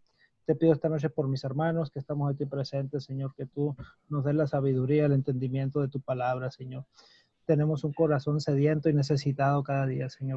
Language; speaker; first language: Spanish; native; Spanish